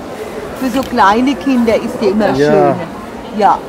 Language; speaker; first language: German; native; German